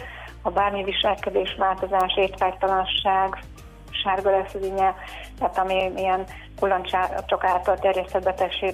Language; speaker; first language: Hungarian; native; Hungarian